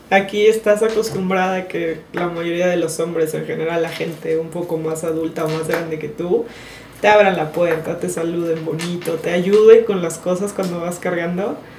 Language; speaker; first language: Spanish; native; Spanish